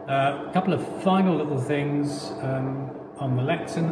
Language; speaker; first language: English; native; English